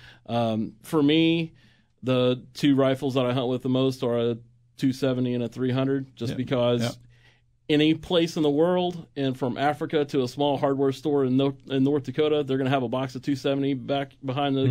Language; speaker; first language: English; native; English